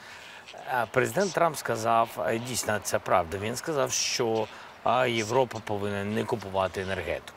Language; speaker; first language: Ukrainian; non-native, local second language; Russian